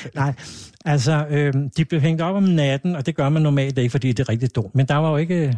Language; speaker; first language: Danish; native; Danish